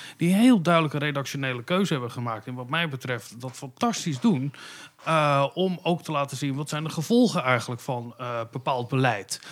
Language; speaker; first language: Dutch; native; Dutch